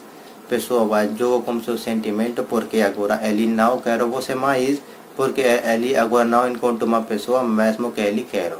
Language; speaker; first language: Portuguese; non-native, learner; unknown